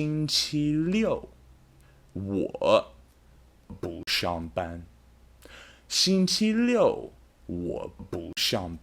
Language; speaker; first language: Chinese; non-native, fluent; English